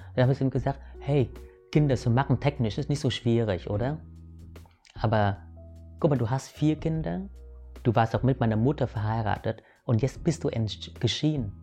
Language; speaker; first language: German; non-native, fluent; Vietnamese